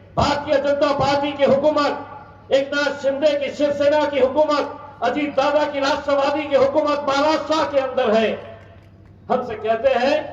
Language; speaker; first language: Hindi; non-native, local second language; Urdu